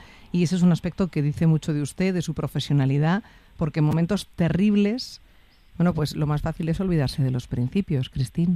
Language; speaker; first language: Spanish; native; Spanish